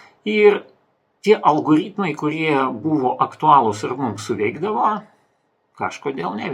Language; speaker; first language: Lithuanian; non-native, local second language; Russian